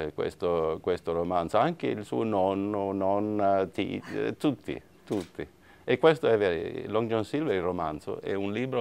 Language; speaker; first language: Italian; non-native, fluent; Swedish